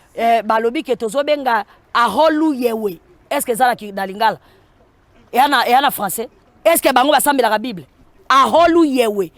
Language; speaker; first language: Lingala; native; Lingala